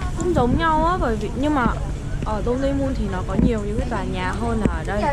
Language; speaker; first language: Vietnamese; native; Vietnamese